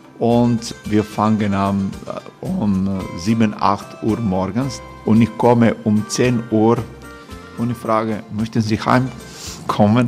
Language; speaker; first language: German; non-native, learner; Croatian